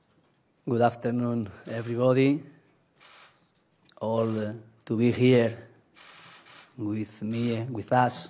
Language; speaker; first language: English; non-native, learner; Spanish